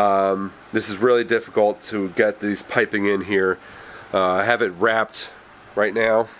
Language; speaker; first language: English; native; English